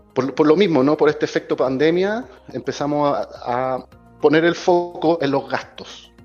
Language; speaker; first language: Spanish; native; Spanish